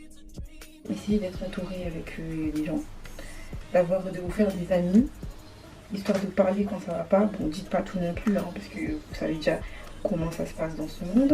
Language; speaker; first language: French; native; French